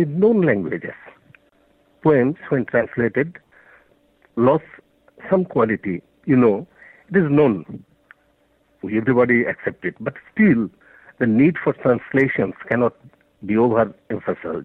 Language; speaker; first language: English; non-native, local second language; Bangla